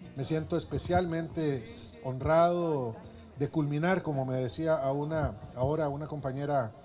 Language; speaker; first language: Spanish; early bilingual, heritage; Spanish